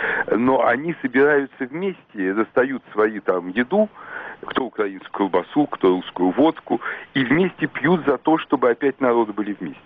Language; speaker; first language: Russian; native; Russian